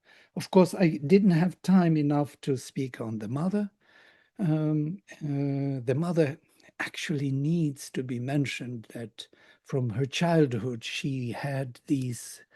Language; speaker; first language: English; non-native, fluent; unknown